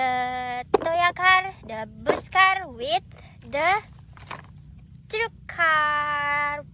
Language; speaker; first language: English; non-native, learner; Indonesian